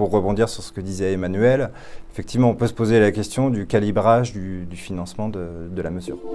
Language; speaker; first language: French; native; French